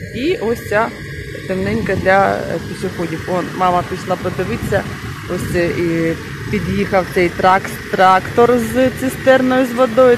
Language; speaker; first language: Ukrainian; non-native, local second language; Russian